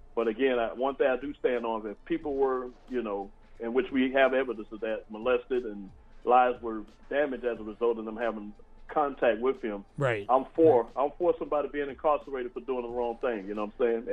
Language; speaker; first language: English; native; English